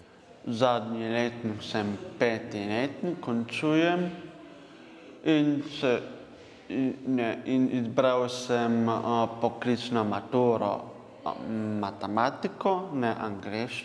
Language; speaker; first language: Slovenian; non-native, local second language; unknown